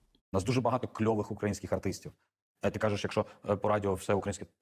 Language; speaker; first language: Ukrainian; non-native, local second language; Russian